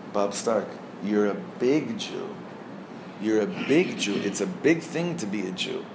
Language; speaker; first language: English; native; English